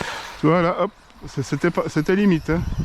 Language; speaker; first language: French; native; French